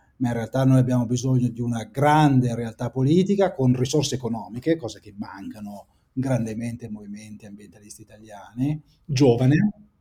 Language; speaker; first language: Italian; native; Italian